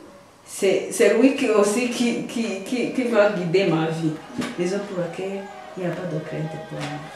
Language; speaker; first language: French; non-native, local second language; Kinyarwanda